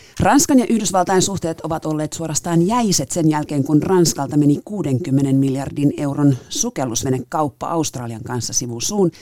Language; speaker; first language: Finnish; native; Finnish